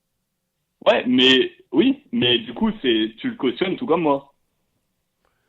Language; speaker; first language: French; native; French